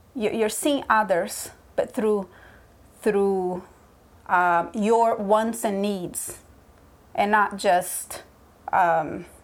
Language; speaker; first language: English; early bilingual, other home language; Portuguese